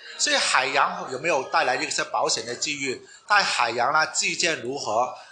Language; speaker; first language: Chinese; non-native, local second language; Cantonese